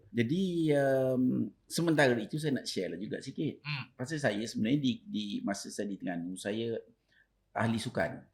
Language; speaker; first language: Malay; native; Malay